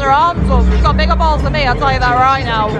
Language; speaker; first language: English; native; English